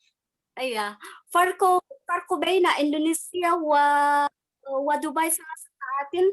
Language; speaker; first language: Arabic; non-native, learner; Indonesian